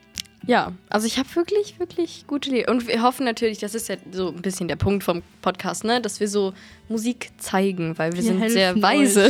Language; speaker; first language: German; native; German